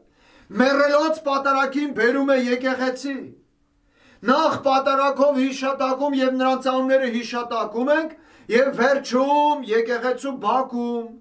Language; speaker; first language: Armenian; native; Armenian